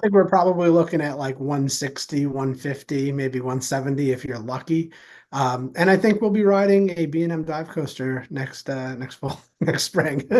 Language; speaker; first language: English; native; English